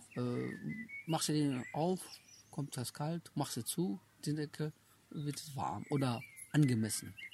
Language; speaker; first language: German; early bilingual, other home language; Turkish